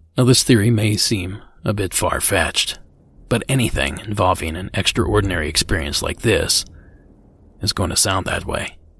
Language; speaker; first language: English; native; English